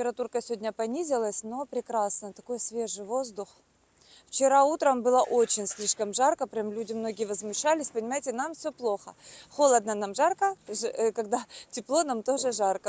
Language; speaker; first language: Russian; native; Russian